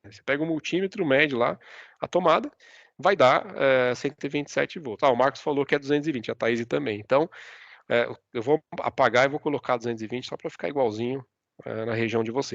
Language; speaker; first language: Portuguese; native; Portuguese